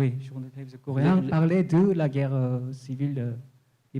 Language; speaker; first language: French; non-native, fluent; Korean